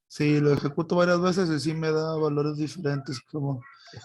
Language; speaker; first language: Spanish; native; Spanish